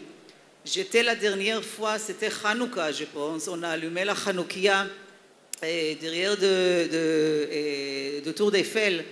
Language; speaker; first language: French; non-native, fluent; Hebrew